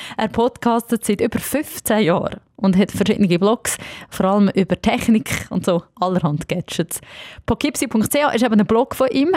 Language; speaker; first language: German; native; German